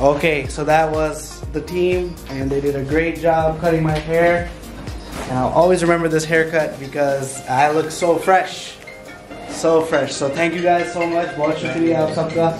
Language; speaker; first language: English; early bilingual, other home language; Urdu